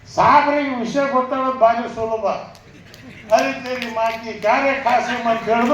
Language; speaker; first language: Kannada; non-native, local second language; Urdu